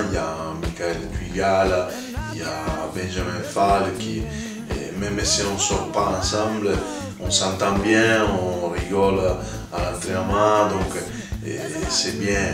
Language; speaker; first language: French; non-native, fluent; Italian